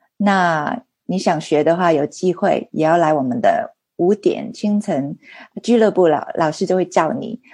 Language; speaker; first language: Chinese; early bilingual, heritage; Chinese